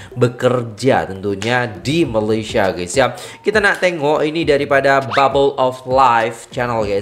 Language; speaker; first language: Malay; non-native, fluent; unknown